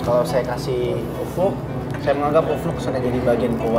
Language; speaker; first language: Indonesian; native; Indonesian